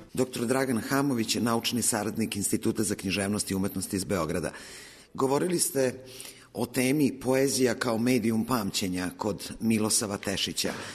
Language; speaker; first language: Serbian; native; Serbian